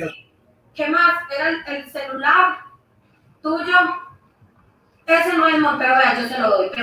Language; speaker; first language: Spanish; native; Spanish